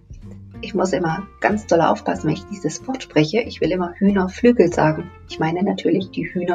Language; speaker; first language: German; native; German